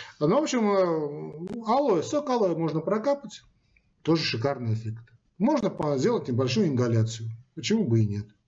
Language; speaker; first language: Russian; non-native, local second language; Armenian